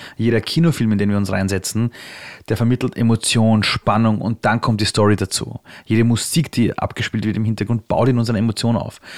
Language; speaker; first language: German; early bilingual, other home language; Persian